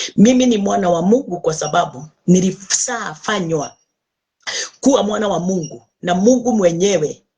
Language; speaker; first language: Swahili; non-native, local second language; Kikuyu